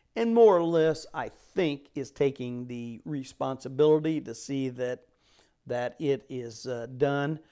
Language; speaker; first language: English; native; English